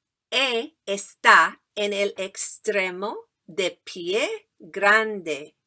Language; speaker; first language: Spanish; non-native, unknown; English